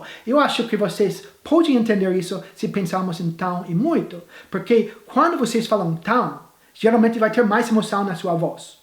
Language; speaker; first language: Portuguese; non-native, fluent; English